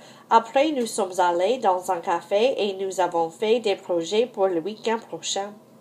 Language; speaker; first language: French; non-native, fluent; English